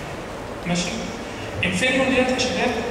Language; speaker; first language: Arabic; native; Arabic